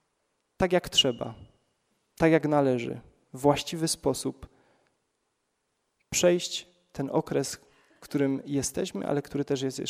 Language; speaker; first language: Polish; native; Polish